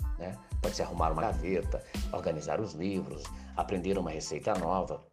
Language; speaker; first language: Portuguese; native; Portuguese